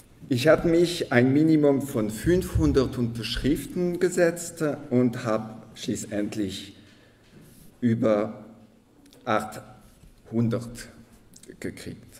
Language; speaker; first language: German; non-native, local second language; French